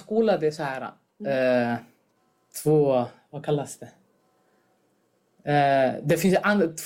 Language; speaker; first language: Swedish; non-native, fluent; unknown